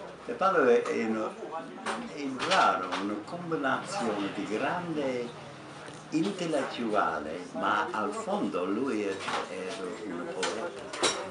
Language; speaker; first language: Italian; non-native, learner; English